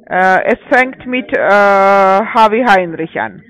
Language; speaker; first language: German; non-native, fluent; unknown